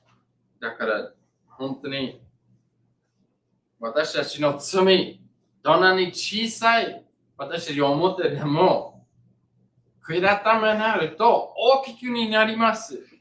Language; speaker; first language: Japanese; non-native, learner; English